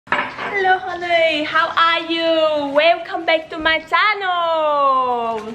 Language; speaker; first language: English; non-native, fluent; Vietnamese